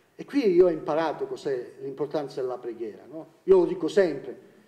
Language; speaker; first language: Italian; native; Italian